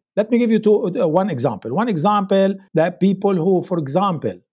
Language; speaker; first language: English; non-native, fluent; Arabic